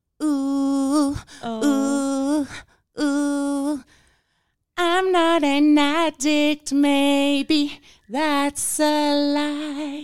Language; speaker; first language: English; non-native, fluent; French